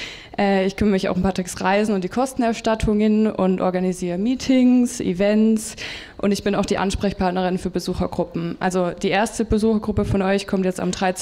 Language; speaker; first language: German; native; German